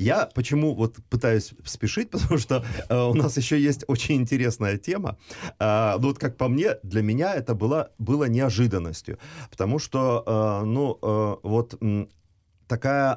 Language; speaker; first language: Russian; native; Russian